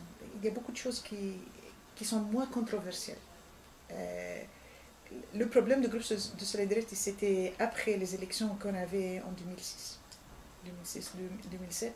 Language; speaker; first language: French; non-native, fluent; Arabic